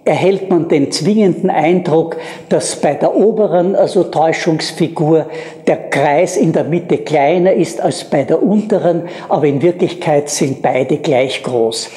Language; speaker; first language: German; native; German